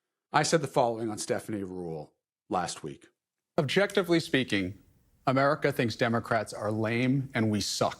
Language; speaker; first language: English; native; English